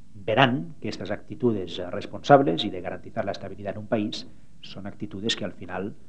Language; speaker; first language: Spanish; non-native, local second language; Catalan